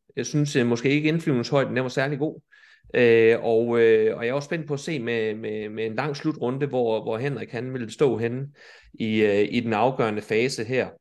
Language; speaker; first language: Danish; native; Danish